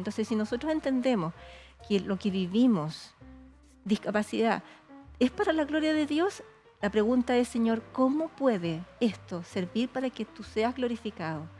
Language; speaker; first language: Spanish; native; Spanish